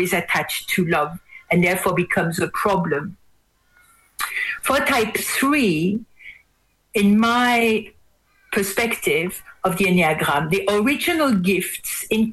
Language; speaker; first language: English; non-native, fluent; French